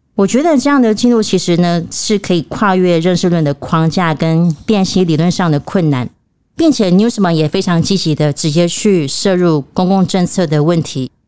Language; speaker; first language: Chinese; native; Chinese